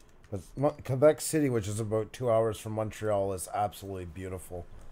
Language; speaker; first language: English; native; English